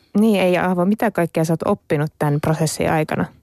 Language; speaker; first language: Finnish; native; Finnish